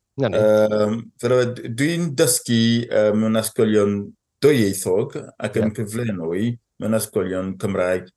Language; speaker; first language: Welsh; non-native, fluent; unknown